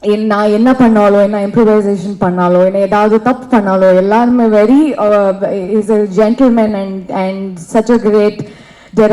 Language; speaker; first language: Tamil; non-native, learner; Kannada